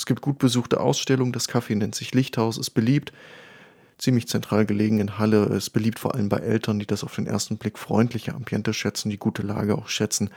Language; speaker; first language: German; native; German